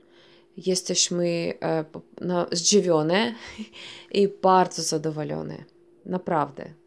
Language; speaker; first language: Polish; early bilingual, heritage; Polish